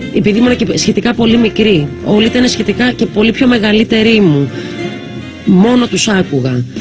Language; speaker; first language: Greek; early bilingual, heritage; Greek